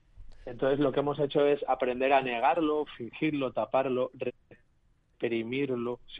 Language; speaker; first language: Spanish; native; Spanish